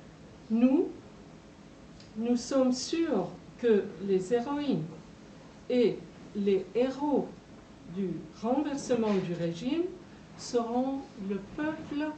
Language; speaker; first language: French; non-native, fluent; Persian